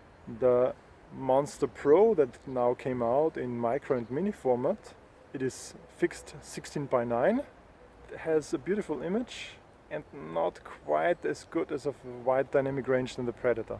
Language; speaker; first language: English; non-native, fluent; German